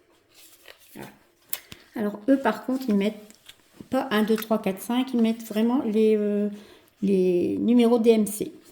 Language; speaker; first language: French; native; French